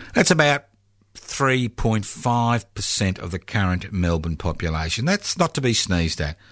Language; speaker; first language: English; early bilingual, other home language; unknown